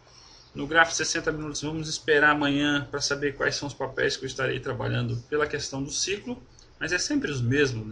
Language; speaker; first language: Portuguese; native; Portuguese